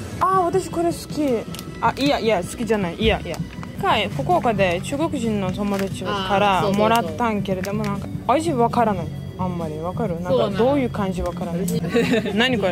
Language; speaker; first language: Japanese; non-native, fluent; Turkish